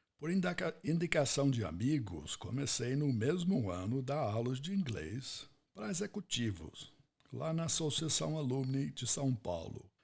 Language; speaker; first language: Portuguese; non-native, fluent; English